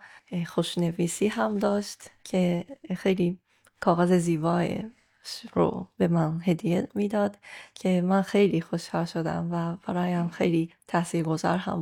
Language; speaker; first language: Persian; non-native, fluent; Japanese